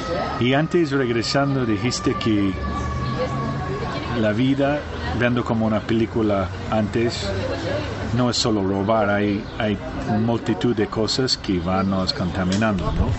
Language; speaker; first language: Spanish; non-native, fluent; Portuguese